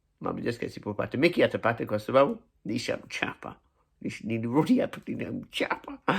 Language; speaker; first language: Swahili; non-native, fluent; English